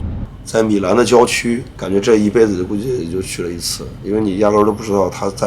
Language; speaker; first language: Chinese; native; Chinese